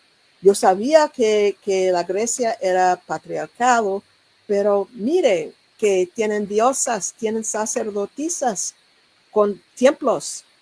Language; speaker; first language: Spanish; non-native, learner; English